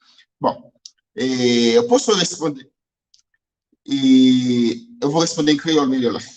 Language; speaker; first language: Portuguese; non-native, fluent; Haitian Creole